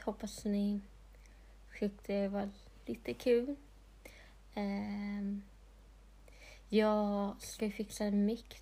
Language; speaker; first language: Swedish; non-native, local second language; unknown